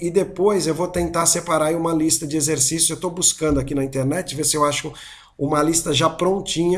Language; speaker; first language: Portuguese; native; Portuguese